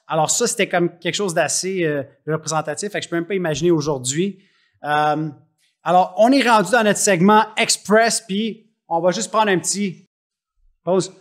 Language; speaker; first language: French; native; French